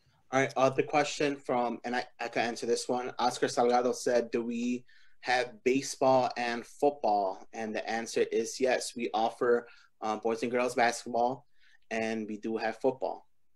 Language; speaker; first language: English; early bilingual, other home language; Spanish